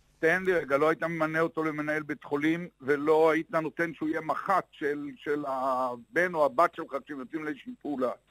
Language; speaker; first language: Hebrew; native; Hebrew